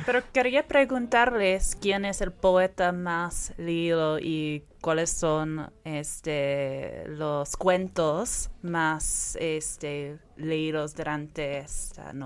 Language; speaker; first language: Spanish; non-native, fluent; English